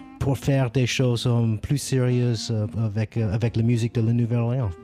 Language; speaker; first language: French; non-native, learner; English